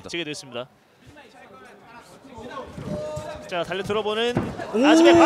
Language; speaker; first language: Korean; native; Korean